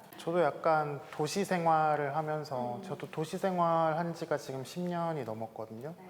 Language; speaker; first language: Korean; native; Korean